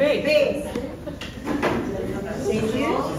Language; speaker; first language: French; non-native, local second language; Arabic